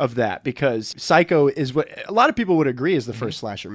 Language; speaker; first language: English; native; English